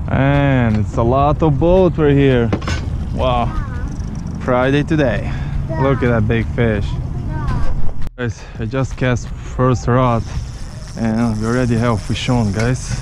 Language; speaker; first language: English; non-native, learner; Ukrainian